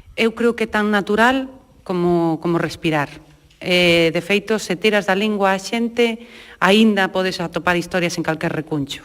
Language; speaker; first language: Galician; native; Galician